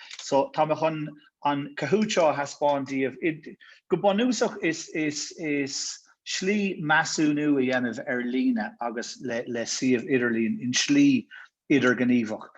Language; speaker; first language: Irish; native; Irish